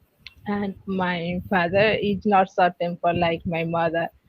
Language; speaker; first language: English; non-native, learner; Odia